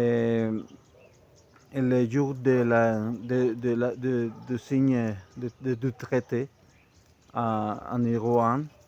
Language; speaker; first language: French; non-native, fluent; Spanish